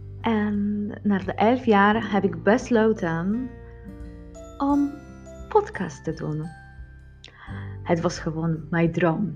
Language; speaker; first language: Dutch; non-native, learner; Polish